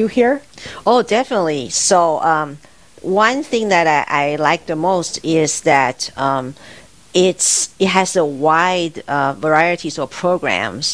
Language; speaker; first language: English; non-native, fluent; Chinese